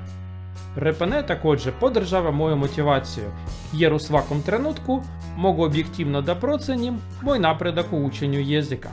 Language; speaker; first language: Croatian; non-native, learner; Russian